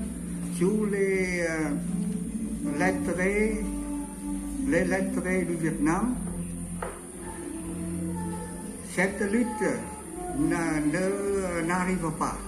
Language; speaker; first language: French; non-native, learner; Vietnamese